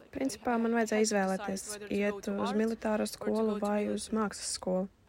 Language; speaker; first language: Latvian; non-native, fluent; Russian